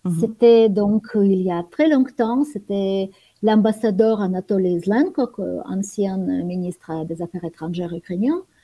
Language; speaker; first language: French; non-native, fluent; Ukrainian